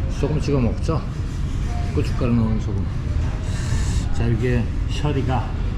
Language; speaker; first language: Korean; native; Korean